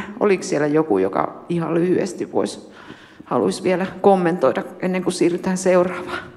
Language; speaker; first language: Finnish; native; Finnish